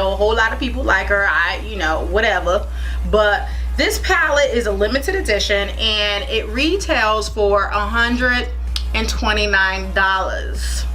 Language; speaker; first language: English; native; English